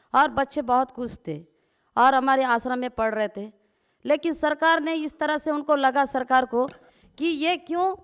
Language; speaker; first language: Hindi; non-native, local second language; Gondi